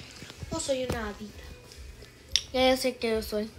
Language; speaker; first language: Spanish; early bilingual, heritage; Spanish